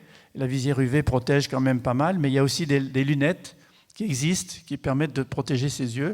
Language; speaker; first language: French; native; French